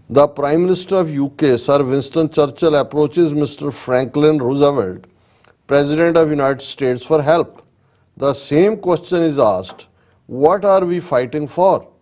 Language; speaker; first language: English; non-native, local second language; Punjabi